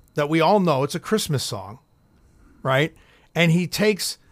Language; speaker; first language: English; native; English